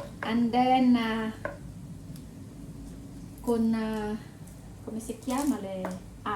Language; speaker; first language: Italian; non-native, learner; Filipino